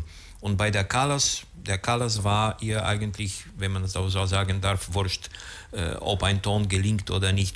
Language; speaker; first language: German; native; German